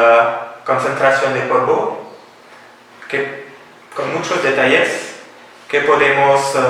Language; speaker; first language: Spanish; non-native, fluent; French